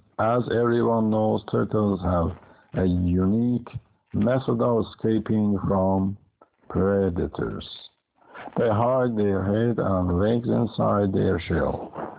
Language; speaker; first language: English; non-native, fluent; Persian